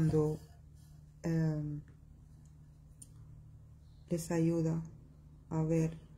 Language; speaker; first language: Spanish; non-native, fluent; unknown